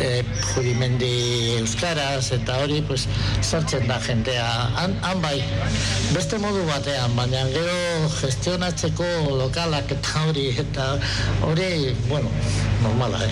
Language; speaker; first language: Basque; non-native, local second language; Spanish